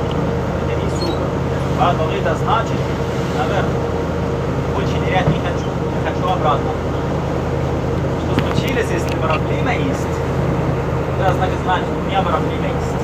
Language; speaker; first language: Russian; non-native, learner; Arabic